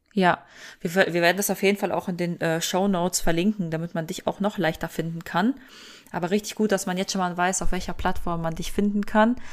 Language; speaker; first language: German; early bilingual, other home language; Russian